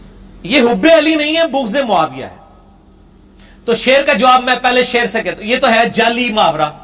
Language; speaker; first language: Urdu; non-native, local second language; Punjabi